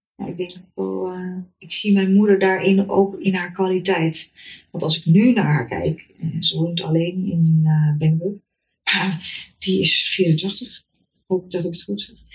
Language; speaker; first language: Dutch; native; Dutch